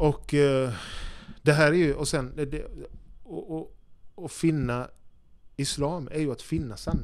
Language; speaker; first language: Swedish; native; Swedish